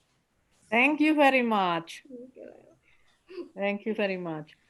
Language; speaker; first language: English; non-native, fluent; Indonesian